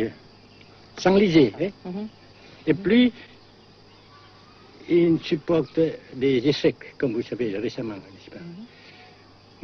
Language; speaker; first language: French; non-native, local second language; Vietnamese